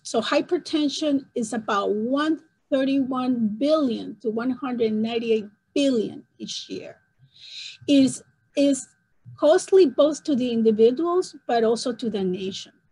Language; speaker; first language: English; non-native, fluent; Spanish